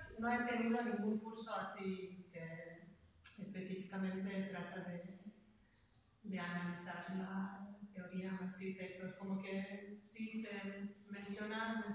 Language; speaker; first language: Spanish; non-native, fluent; Serbian